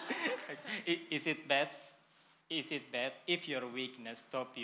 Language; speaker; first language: English; non-native, fluent; Indonesian